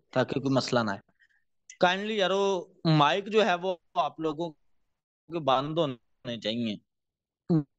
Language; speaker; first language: Urdu; native; Urdu